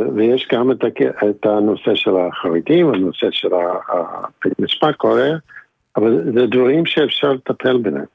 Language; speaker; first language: Hebrew; non-native, fluent; English